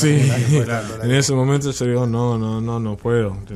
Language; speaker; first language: Spanish; non-native, learner; English